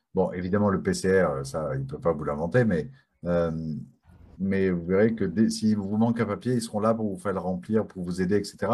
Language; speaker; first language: French; native; French